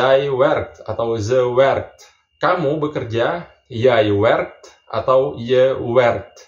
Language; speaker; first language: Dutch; non-native, fluent; Indonesian